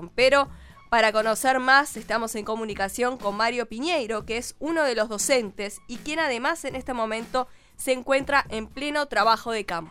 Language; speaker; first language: Spanish; native; Spanish